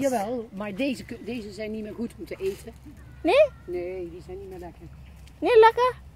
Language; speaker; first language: Dutch; native; Dutch